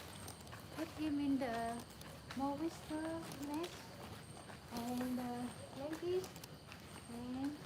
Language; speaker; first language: English; non-native, learner; Vietnamese